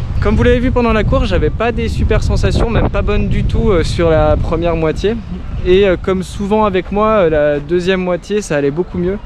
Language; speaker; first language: French; native; French